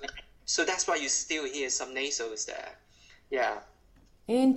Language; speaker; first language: English; non-native, local second language; Cantonese